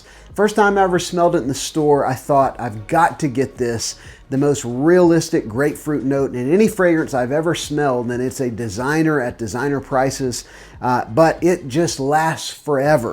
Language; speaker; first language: English; native; English